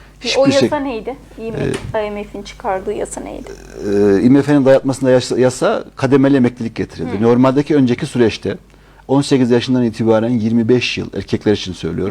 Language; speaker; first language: Turkish; native; Turkish